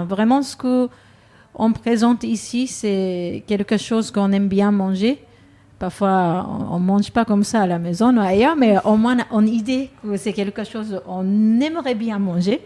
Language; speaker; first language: French; non-native, fluent; Japanese